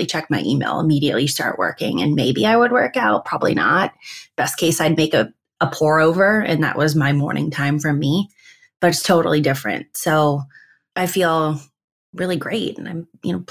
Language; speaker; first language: English; native; English